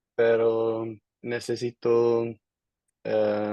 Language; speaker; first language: Spanish; non-native, learner; Dutch